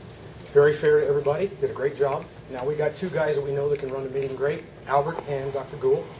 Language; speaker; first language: English; native; English